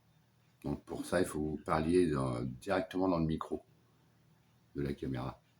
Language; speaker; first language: French; native; French